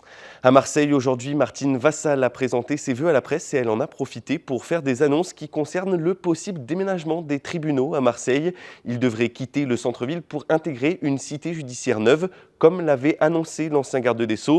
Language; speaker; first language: French; native; French